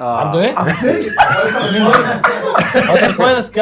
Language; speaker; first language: Arabic; native; Arabic